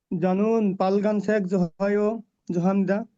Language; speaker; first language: Korean; non-native, learner; Bangla